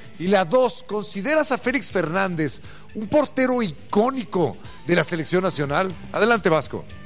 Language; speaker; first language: Spanish; native; Spanish